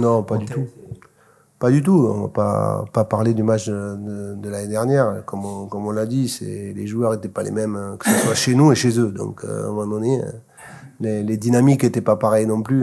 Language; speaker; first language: French; native; French